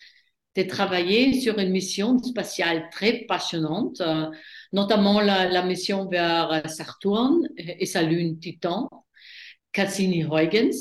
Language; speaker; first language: French; non-native, fluent; German